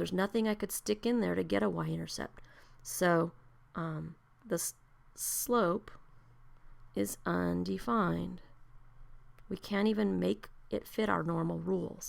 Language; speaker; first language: English; native; English